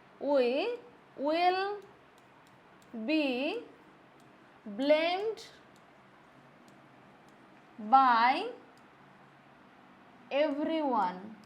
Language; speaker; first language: English; non-native, local second language; Bangla